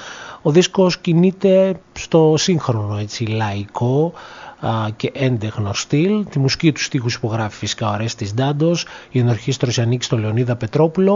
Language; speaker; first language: Greek; native; Greek